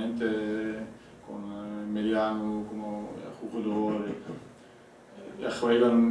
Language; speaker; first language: Spanish; non-native, fluent; Dutch